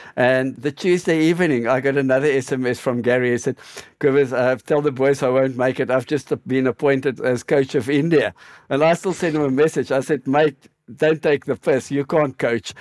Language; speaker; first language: English; native; English